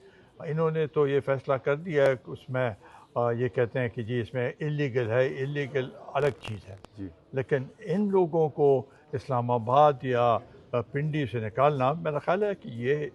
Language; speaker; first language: Urdu; non-native, local second language; Pashto